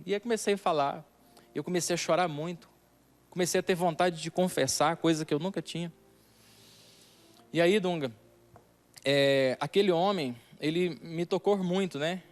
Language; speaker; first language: Portuguese; native; Portuguese